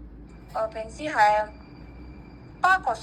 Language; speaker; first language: Cantonese; non-native, learner; Indonesian